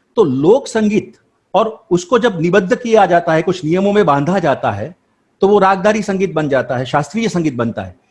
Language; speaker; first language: Hindi; non-native, local second language; Gujarati